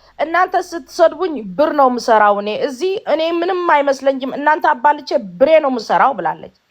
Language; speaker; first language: Amharic; non-native, fluent; Tigrinya